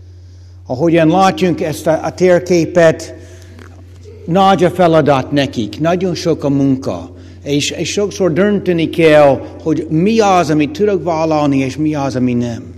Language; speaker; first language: Hungarian; non-native, fluent; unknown